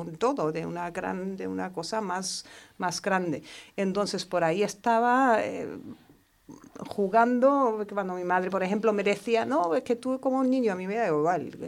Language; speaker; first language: Spanish; non-native, fluent; German